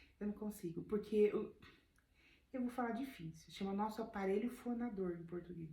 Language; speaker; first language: Portuguese; native; Portuguese